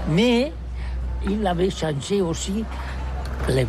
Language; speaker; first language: French; non-native, learner; Catalan